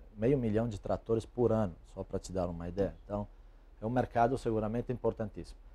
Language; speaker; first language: Portuguese; non-native, fluent; Italian